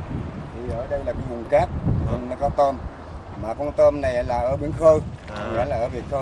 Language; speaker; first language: Vietnamese; native; Vietnamese